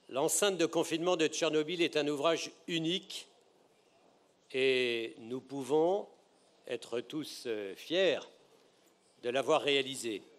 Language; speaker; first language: French; native; French